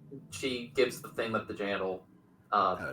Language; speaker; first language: English; native; English